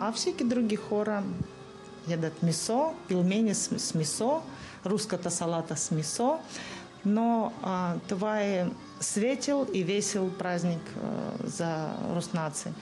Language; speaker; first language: Bulgarian; non-native, learner; Russian